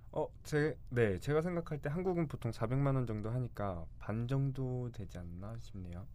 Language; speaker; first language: Korean; native; Korean